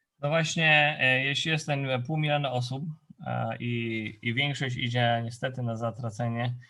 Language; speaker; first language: Polish; non-native, fluent; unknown